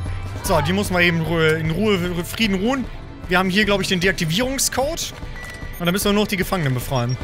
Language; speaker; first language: German; native; German